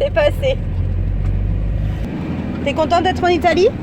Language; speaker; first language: French; native; French